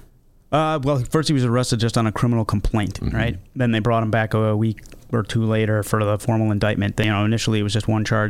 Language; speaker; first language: English; native; English